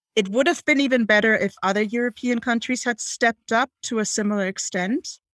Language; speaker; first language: English; non-native, fluent; German